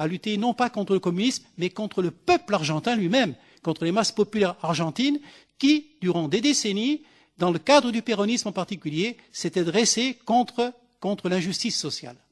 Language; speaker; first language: French; native; French